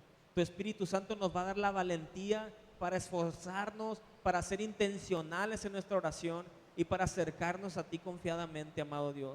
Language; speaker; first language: Spanish; native; Spanish